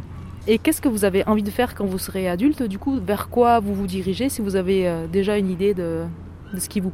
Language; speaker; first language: French; native; French